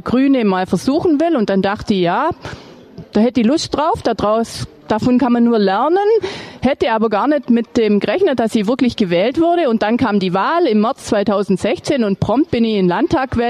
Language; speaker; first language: German; native; German